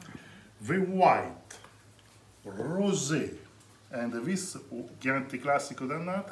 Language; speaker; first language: English; non-native, learner; Italian